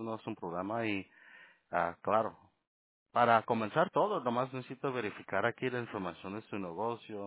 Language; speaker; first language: Spanish; early bilingual, heritage; Spanish